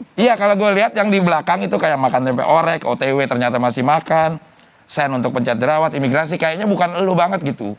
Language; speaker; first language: Indonesian; native; Indonesian